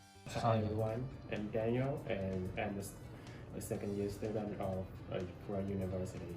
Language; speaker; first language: English; non-native, learner; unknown